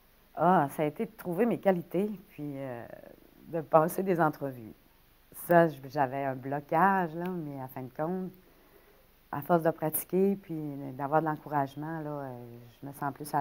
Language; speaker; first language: French; native; French